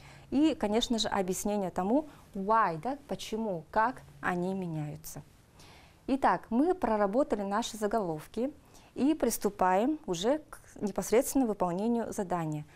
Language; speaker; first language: Russian; native; Russian